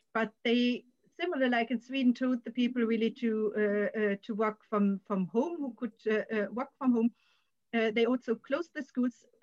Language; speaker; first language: English; non-native, fluent; German